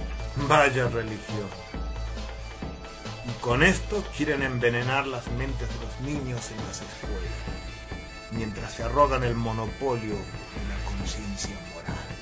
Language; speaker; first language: Spanish; native; Spanish